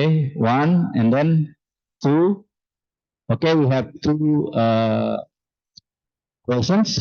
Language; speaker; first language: English; non-native, fluent; Indonesian